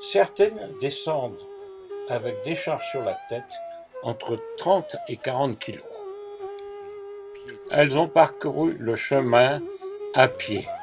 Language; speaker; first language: French; native; French